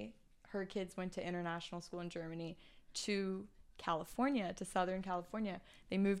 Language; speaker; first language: English; non-native, fluent; Chinese